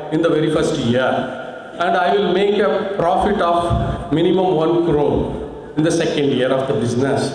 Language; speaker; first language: English; non-native, local second language; Tamil